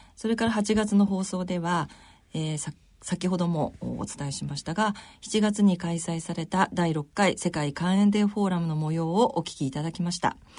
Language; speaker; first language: Japanese; native; Japanese